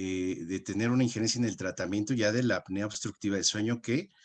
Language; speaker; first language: Spanish; native; Spanish